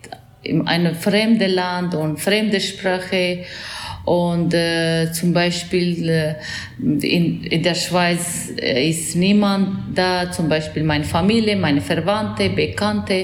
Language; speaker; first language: German; non-native, learner; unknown